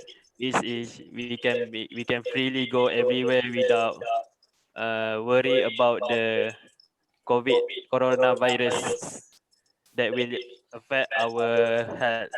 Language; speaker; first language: English; non-native, local second language; Malay